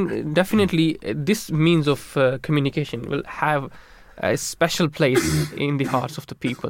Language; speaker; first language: English; non-native, local second language; Urdu